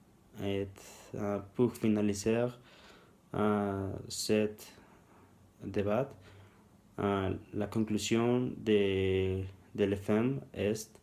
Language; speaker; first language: French; non-native, learner; Spanish